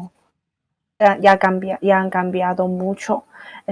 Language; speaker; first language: Spanish; non-native, fluent; Chinese